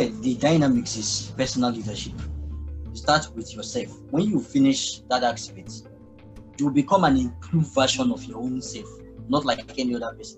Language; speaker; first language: English; non-native, local second language; Yoruba